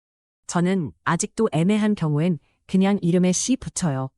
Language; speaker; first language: Korean; non-native, fluent; Chinese